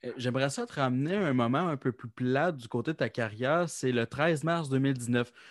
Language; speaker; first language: French; native; French